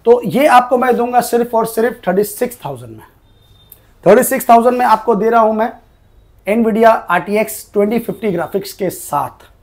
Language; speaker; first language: Hindi; non-native, local second language; Bangla